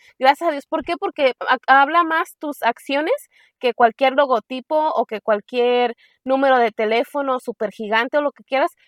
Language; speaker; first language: Spanish; early bilingual, heritage; Spanish